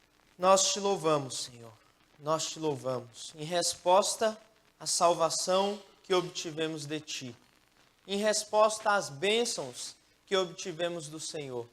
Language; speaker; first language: Portuguese; native; Portuguese